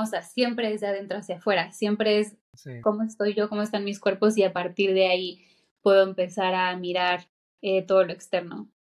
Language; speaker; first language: Spanish; native; Spanish